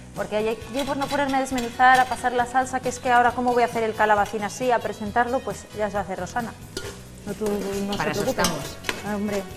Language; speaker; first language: Spanish; native; Spanish